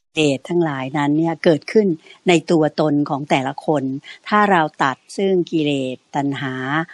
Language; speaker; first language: Thai; native; Thai